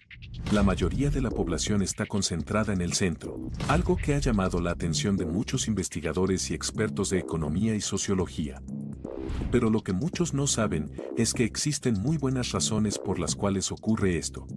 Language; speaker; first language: Spanish; native; Spanish